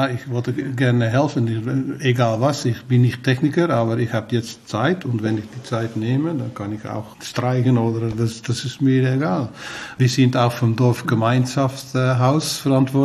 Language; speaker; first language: German; non-native, learner; Dutch